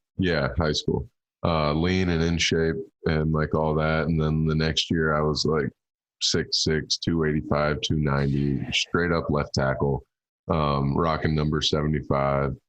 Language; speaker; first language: English; native; English